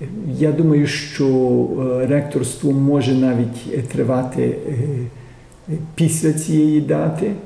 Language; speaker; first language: Ukrainian; early bilingual, heritage; Ukrainian